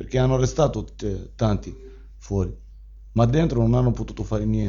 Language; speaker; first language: Italian; non-native, learner; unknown